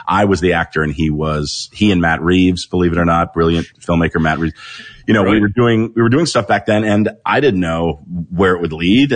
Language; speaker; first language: English; native; English